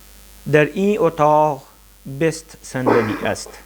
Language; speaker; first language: Persian; non-native, fluent; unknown